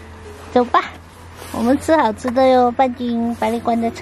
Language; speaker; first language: Chinese; native; Chinese